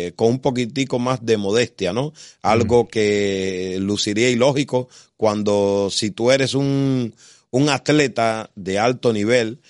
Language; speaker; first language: Spanish; native; Spanish